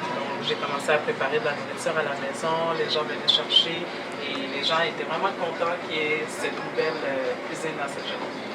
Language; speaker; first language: French; native; French